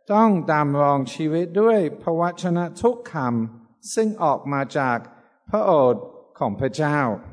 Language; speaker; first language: Thai; non-native, fluent; English